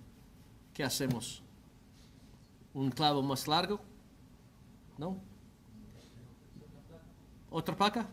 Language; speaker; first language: Spanish; non-native, learner; English